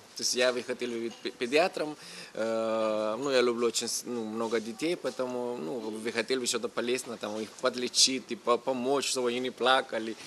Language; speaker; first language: Russian; non-native, fluent; Spanish